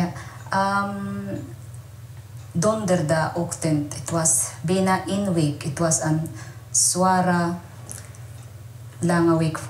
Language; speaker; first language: Dutch; non-native, learner; Waray